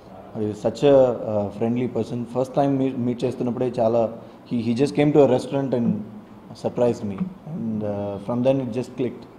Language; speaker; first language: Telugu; non-native, learner; Tamil